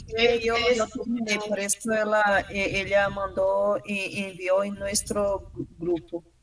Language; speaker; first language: Spanish; non-native, learner; Portuguese